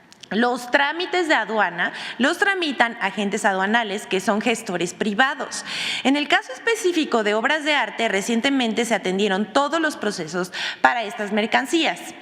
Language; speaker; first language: Spanish; native; Spanish